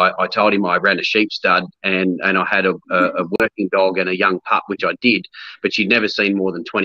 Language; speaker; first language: English; native; English